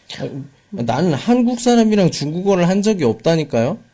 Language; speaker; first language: Korean; native; Korean